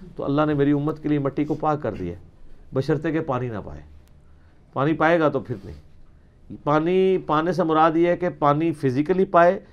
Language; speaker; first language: Urdu; non-native, local second language; Punjabi